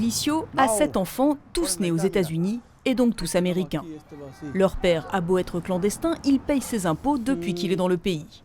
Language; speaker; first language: French; native; French